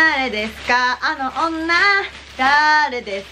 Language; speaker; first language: Japanese; native; Japanese